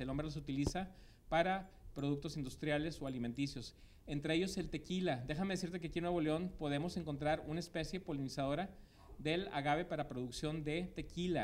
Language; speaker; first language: Spanish; native; Spanish